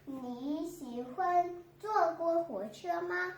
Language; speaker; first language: Chinese; non-native, learner; Vietnamese